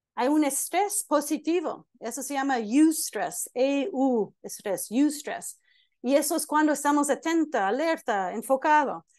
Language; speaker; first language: Spanish; non-native, fluent; English